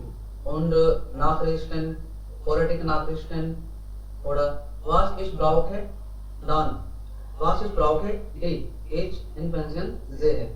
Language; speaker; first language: German; non-native, learner; Hindi